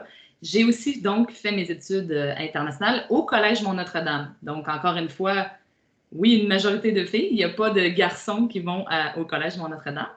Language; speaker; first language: French; native; French